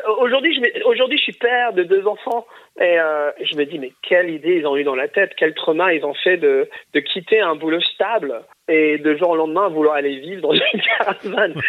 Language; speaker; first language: French; early bilingual, other home language; English